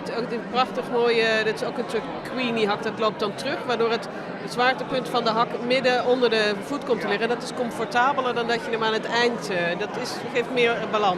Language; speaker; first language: Dutch; native; Dutch